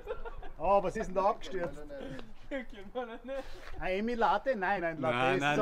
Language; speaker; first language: German; native; German